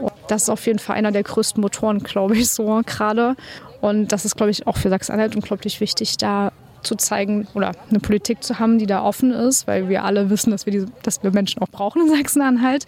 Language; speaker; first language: German; native; German